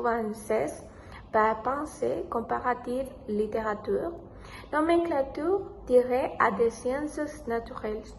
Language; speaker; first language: French; non-native, learner; Spanish